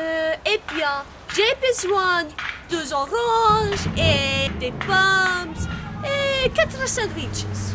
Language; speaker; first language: French; non-native, learner; English